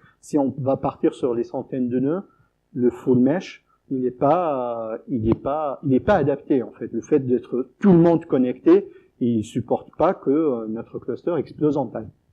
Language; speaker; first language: French; native; French